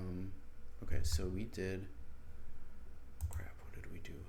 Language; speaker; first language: English; native; English